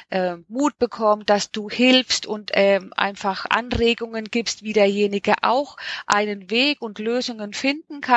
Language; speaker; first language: German; native; German